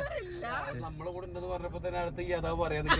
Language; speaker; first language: Malayalam; native; Malayalam